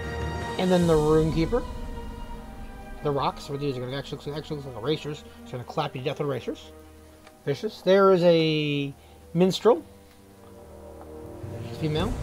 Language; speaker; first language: English; native; English